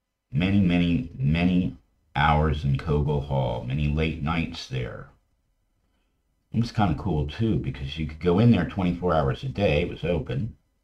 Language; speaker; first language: English; native; English